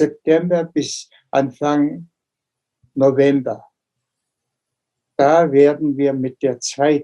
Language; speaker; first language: German; non-native, fluent; Tuvinian